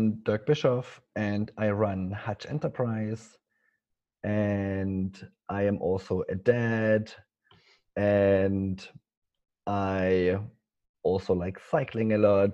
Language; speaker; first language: English; non-native, fluent; German